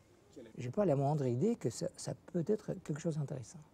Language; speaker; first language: French; non-native, fluent; Russian